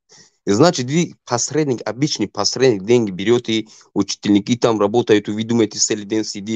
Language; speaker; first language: Russian; non-native, local second language; Tajik